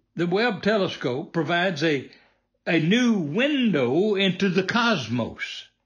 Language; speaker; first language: English; native; English